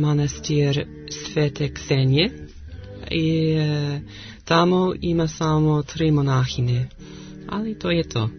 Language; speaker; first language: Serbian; non-native, learner; English